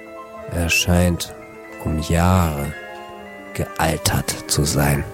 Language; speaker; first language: German; native; German